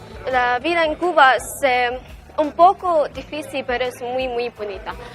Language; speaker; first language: Spanish; non-native, learner; Arabic